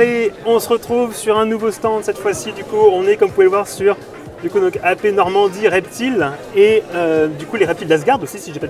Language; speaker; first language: French; native; French